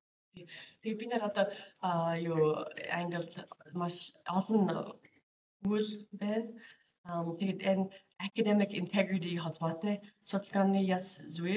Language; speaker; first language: Mongolian; non-native, fluent; English